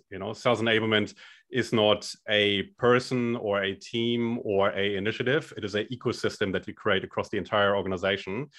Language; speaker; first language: English; non-native, fluent; German